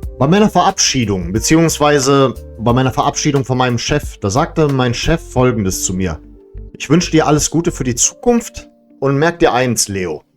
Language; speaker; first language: German; early bilingual, other home language; Serbian